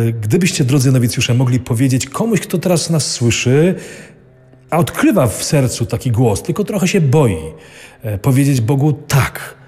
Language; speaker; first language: Polish; native; Polish